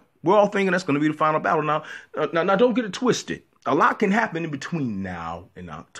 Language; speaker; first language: English; native; English